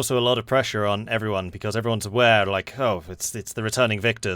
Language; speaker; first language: English; native; English